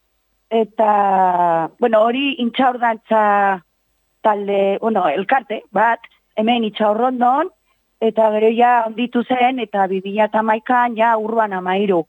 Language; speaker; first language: Basque; non-native, local second language; Spanish